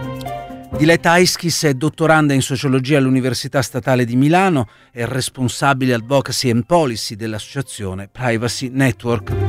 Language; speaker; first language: Italian; native; Italian